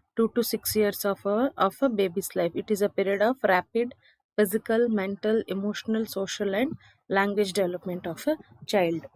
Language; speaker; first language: English; non-native, local second language; Kannada